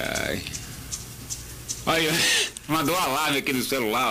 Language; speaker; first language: Portuguese; native; Portuguese